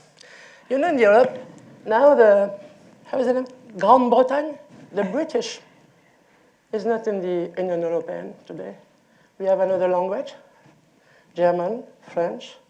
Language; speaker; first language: English; non-native, learner; French